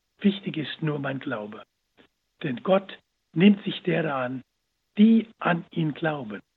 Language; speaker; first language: German; native; German